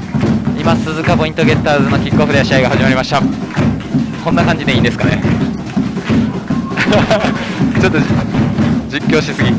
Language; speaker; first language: Japanese; native; Japanese